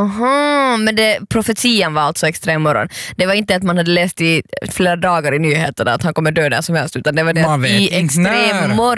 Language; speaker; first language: Swedish; native; Swedish